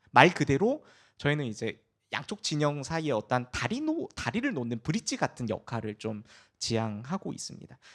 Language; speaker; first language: Korean; early bilingual, heritage; Korean